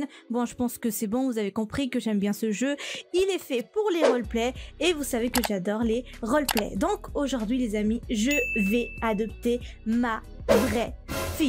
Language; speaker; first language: French; native; French